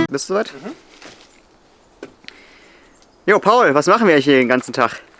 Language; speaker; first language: German; native; German